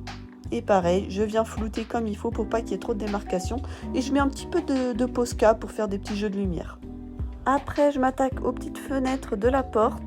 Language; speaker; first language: French; native; French